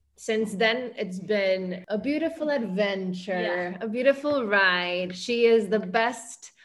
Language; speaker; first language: English; early bilingual, heritage; Spanish